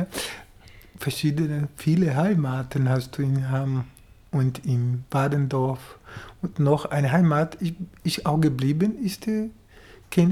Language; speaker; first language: German; non-native, fluent; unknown